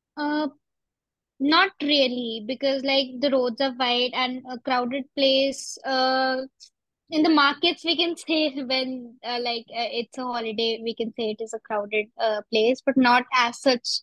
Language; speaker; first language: English; non-native, local second language; Punjabi